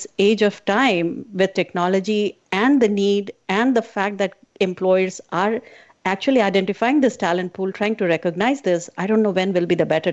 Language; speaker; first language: English; non-native, local second language; Hindi